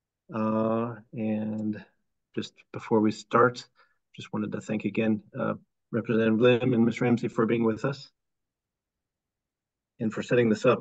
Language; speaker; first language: English; native; English